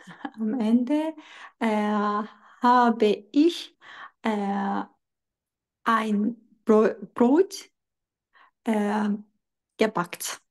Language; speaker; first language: German; non-native, learner; Turkish